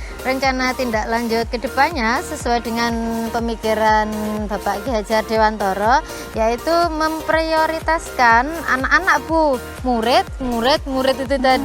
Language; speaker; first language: Indonesian; native; Indonesian